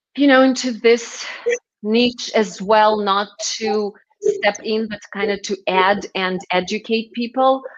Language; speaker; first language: English; non-native, fluent; Russian